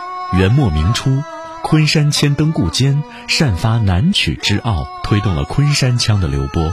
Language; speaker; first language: Chinese; native; Chinese